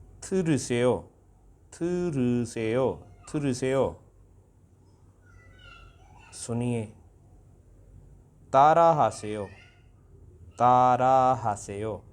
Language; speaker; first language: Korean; non-native, fluent; Urdu